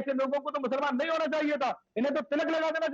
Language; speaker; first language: Hindi; native; Hindi